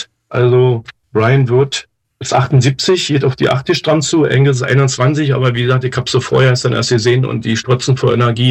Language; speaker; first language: German; native; German